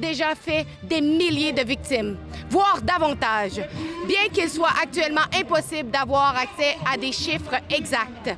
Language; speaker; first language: French; native; French